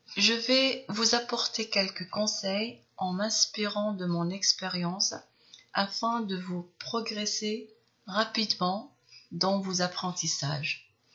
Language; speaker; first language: French; non-native, local second language; Arabic